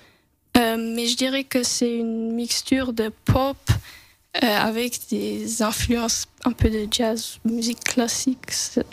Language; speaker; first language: French; non-native, local second language; English